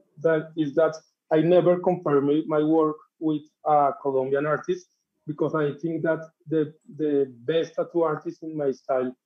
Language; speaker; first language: English; non-native, learner; Spanish